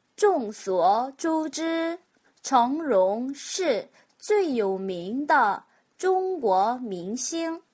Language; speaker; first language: Chinese; non-native, fluent; Korean